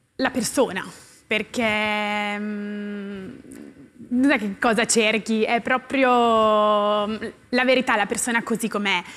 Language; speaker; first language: Italian; native; Italian